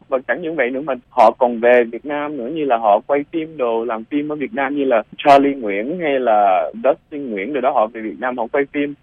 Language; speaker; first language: Vietnamese; early bilingual, other home language; English